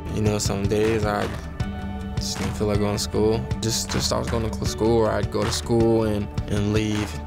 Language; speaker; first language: English; native; English